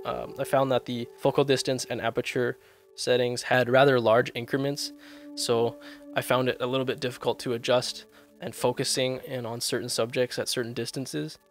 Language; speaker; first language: English; native; English